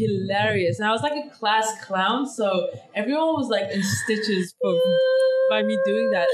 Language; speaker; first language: English; non-native, fluent; Danish